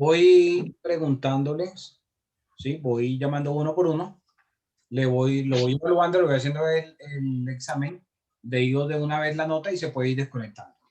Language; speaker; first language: Spanish; native; Spanish